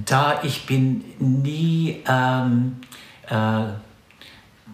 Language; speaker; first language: German; non-native, fluent; English